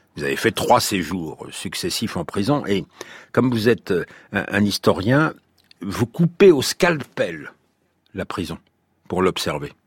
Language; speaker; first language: French; native; French